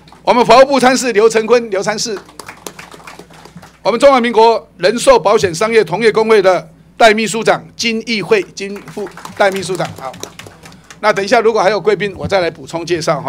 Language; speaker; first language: Chinese; native; Chinese